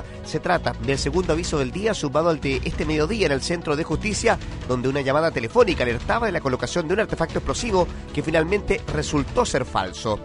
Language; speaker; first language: Spanish; native; Spanish